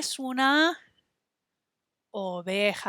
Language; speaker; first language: Spanish; non-native, fluent; English